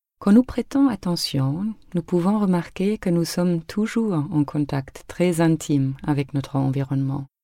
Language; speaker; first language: French; non-native, fluent; German